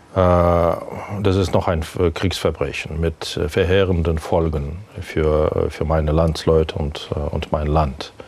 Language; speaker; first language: German; non-native, fluent; Ukrainian